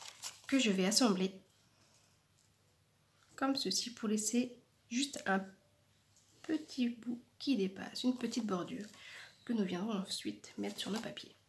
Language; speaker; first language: French; native; French